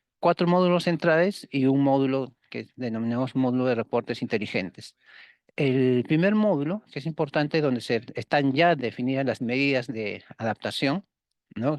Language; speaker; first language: Spanish; native; Spanish